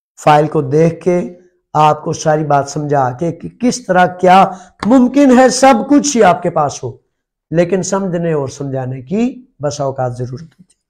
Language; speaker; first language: Urdu; non-native, local second language; Punjabi